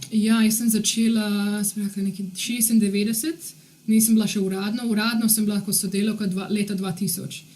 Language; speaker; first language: Slovenian; early bilingual, heritage; Slovenian